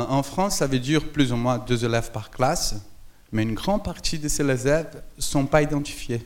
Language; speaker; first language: French; non-native, fluent; Portuguese